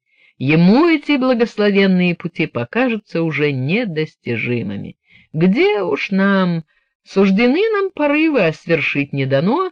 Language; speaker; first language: Russian; native; Russian